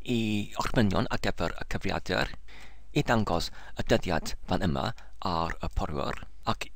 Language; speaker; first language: Welsh; non-native, learner; English